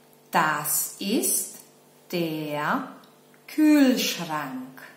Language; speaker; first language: German; non-native, fluent; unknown